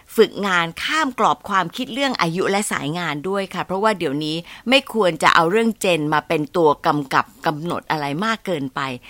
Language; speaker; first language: Thai; native; Thai